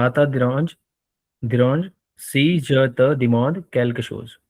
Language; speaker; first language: French; non-native, learner; Hindi